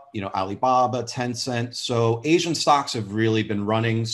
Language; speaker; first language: English; native; English